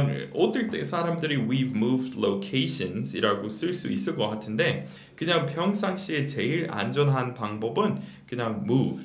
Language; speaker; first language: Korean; non-native, fluent; English